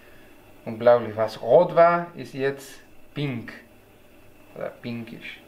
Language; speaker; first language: German; non-native, learner; Spanish